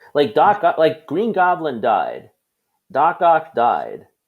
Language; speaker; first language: English; native; English